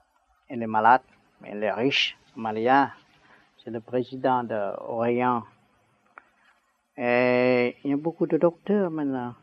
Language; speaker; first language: French; non-native, learner; Vietnamese